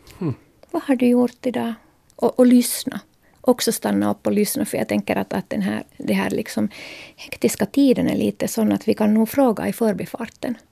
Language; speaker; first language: Swedish; native; Swedish